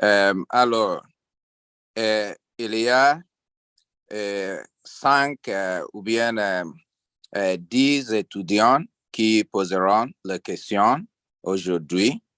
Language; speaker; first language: French; non-native, learner; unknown